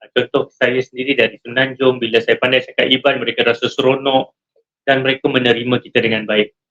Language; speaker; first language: Malay; native; Malay